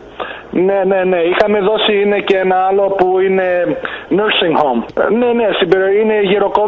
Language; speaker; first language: Greek; early bilingual, heritage; Greek